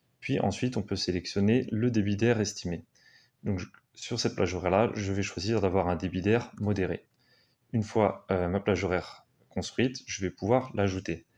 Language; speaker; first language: French; native; French